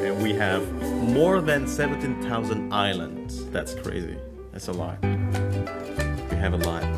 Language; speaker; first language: English; non-native, fluent; Indonesian